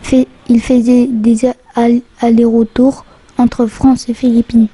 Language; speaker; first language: French; non-native, learner; Filipino